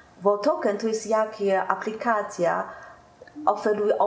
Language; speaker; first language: Polish; non-native, learner; Chinese